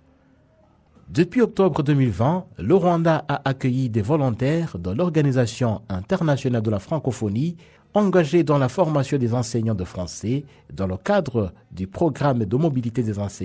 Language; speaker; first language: French; non-native, local second language; Kinyarwanda